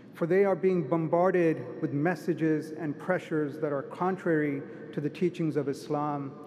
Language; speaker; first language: English; native; English